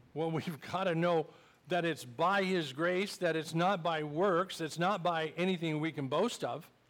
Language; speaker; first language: English; native; English